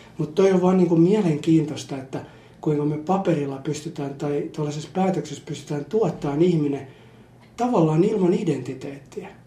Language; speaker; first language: Finnish; native; Finnish